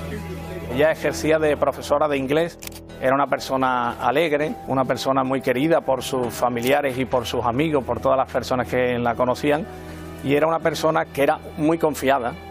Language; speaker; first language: Spanish; native; Spanish